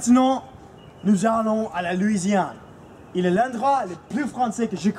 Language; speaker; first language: French; non-native, learner; English